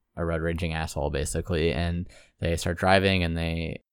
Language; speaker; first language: English; native; English